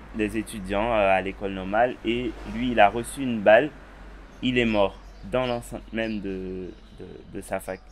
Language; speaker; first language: French; native; French